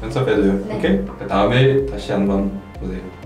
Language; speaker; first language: Korean; non-native, learner; French